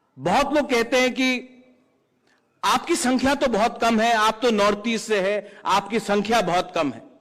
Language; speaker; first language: Hindi; non-native, local second language; Kok Borok